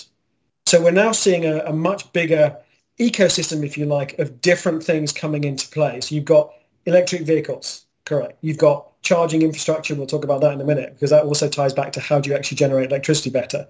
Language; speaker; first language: English; native; English